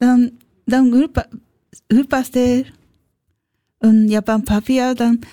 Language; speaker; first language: German; non-native, learner; Japanese